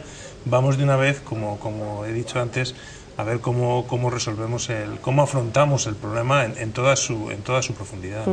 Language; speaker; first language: Spanish; native; Spanish